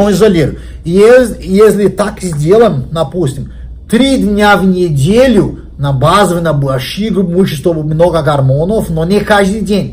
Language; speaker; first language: Russian; non-native, learner; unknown